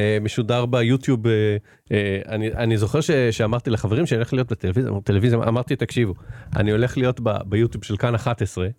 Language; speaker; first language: Hebrew; native; Hebrew